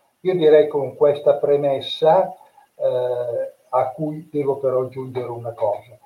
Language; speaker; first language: Italian; native; Italian